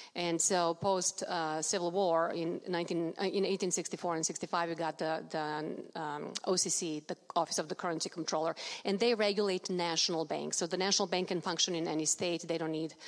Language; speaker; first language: English; non-native, fluent; Serbian